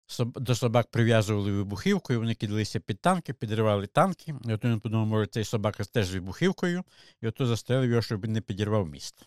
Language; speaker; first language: Ukrainian; native; Ukrainian